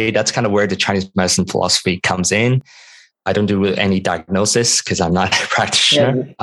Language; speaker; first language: English; non-native, local second language; Cantonese